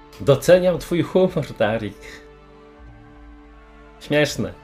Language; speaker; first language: Polish; native; Polish